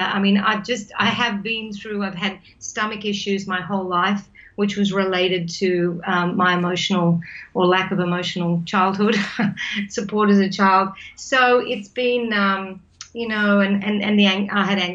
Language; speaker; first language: English; native; English